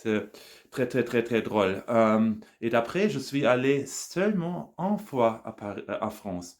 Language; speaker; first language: French; non-native, learner; German